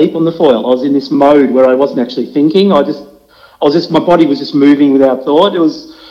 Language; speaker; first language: English; native; English